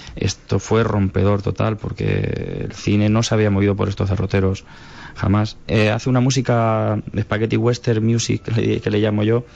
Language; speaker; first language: Spanish; native; Spanish